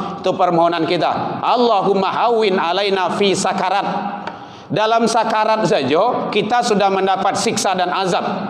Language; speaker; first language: Malay; non-native, local second language; Minangkabau